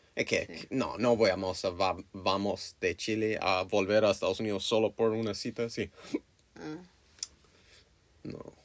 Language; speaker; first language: Spanish; non-native, learner; English